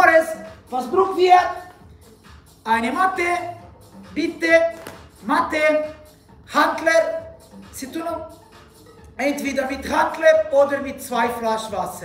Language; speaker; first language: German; non-native, learner; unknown